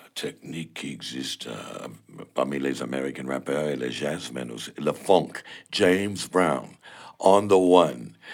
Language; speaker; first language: French; non-native, learner; English